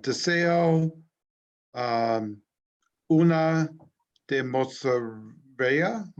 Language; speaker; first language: Spanish; non-native, learner; English